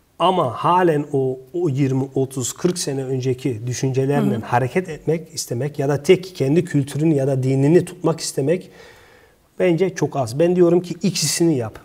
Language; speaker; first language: Turkish; early bilingual, heritage; Turkish